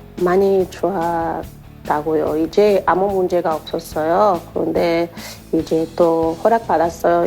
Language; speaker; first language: Korean; non-native, learner; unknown